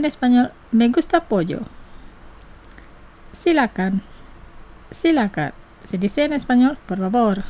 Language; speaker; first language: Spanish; non-native, fluent; Indonesian